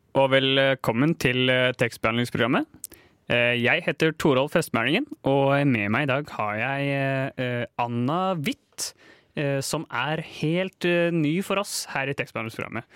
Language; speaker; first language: Norwegian; native; Norwegian